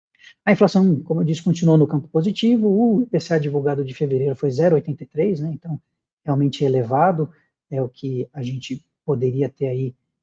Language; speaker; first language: Portuguese; native; Portuguese